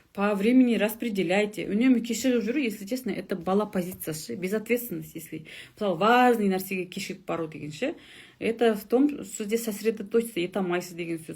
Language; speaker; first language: Russian; non-native, local second language; Kazakh